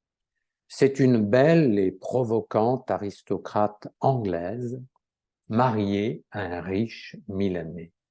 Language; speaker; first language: French; native; French